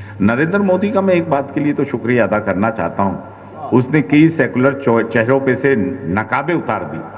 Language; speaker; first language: Urdu; native; Urdu